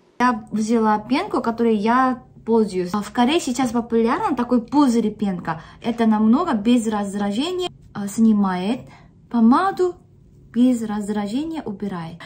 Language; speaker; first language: Russian; non-native, learner; Korean